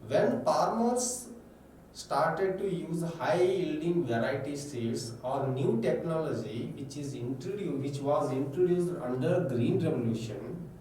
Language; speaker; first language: English; non-native, local second language; Kannada